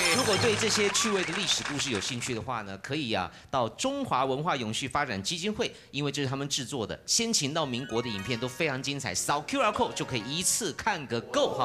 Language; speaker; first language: Chinese; native; Chinese